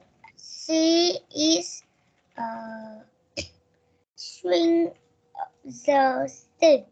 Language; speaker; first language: English; non-native, learner; Vietnamese